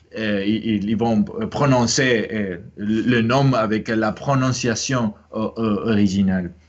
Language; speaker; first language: French; non-native, fluent; Spanish